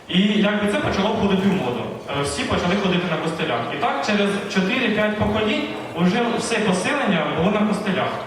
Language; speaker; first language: Ukrainian; native; Ukrainian